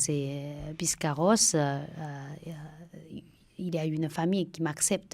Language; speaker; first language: French; non-native, fluent; Chinese